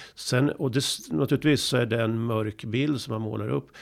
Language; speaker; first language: Swedish; native; Swedish